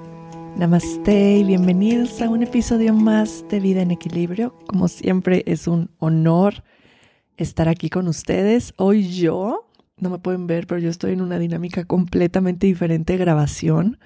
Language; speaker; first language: Spanish; native; Spanish